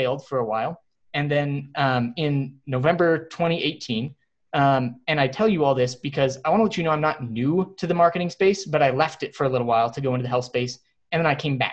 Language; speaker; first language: English; native; English